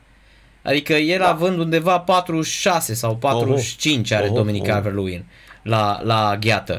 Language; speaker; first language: Romanian; native; Romanian